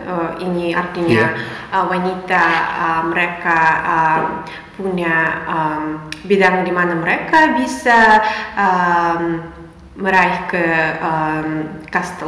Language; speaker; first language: Indonesian; non-native, fluent; Russian